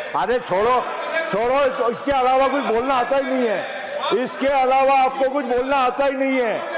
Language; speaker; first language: Hindi; non-native, local second language; Gujarati